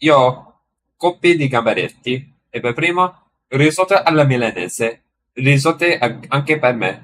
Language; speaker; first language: Italian; non-native, learner; English